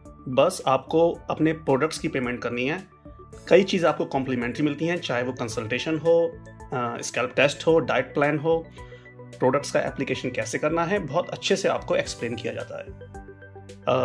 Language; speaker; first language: Hindi; native; Hindi